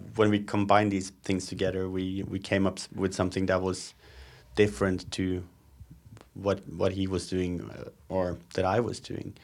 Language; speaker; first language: English; non-native, fluent; Norwegian